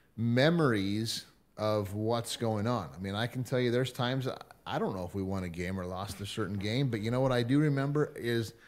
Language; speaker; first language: English; native; English